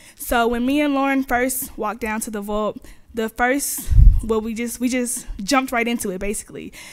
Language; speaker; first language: English; native; English